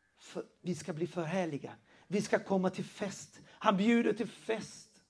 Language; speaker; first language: Swedish; non-native, fluent; Portuguese